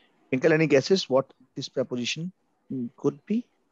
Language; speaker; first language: English; non-native, local second language; Hindi